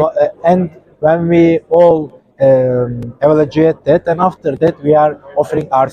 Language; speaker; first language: English; non-native, fluent; Turkish